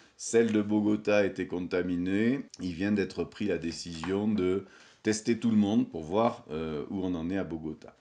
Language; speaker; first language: French; native; French